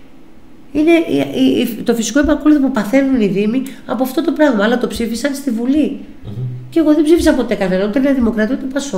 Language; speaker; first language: Greek; native; Greek